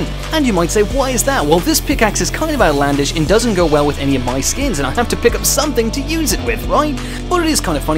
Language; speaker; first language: English; native; English